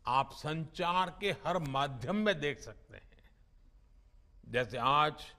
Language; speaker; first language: Hindi; non-native, local second language; Gujarati